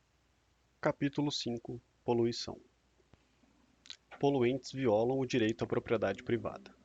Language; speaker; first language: Portuguese; native; Portuguese